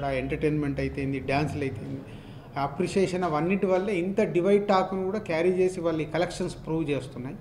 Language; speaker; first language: Telugu; native; Telugu